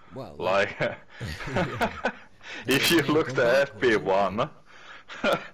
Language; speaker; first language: English; non-native, learner; Finnish